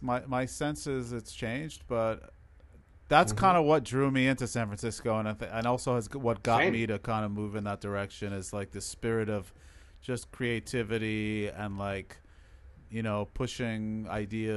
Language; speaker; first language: English; early bilingual, other home language; Hebrew